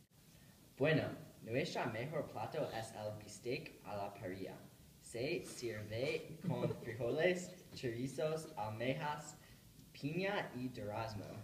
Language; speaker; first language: Spanish; non-native, learner; English